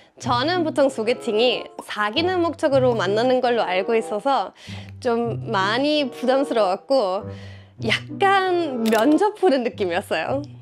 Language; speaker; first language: Korean; non-native, fluent; German